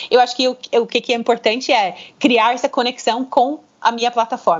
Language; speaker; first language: Portuguese; non-native, fluent; English